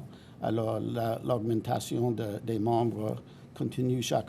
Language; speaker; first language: French; non-native, fluent; English